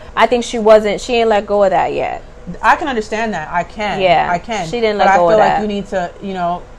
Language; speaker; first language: English; native; English